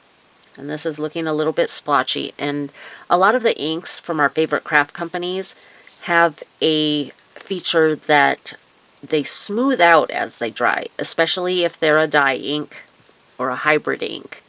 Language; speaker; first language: English; native; English